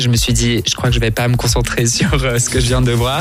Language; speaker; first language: French; native; French